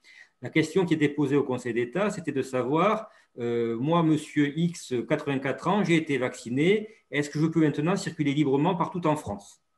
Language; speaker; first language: French; native; French